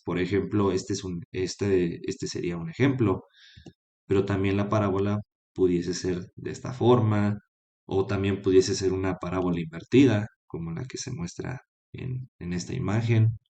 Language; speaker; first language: Spanish; native; Spanish